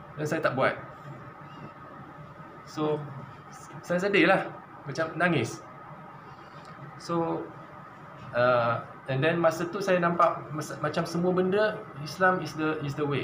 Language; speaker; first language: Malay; non-native, local second language; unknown